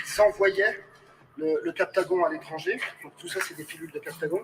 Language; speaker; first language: French; native; French